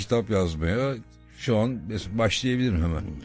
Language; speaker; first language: Turkish; native; Turkish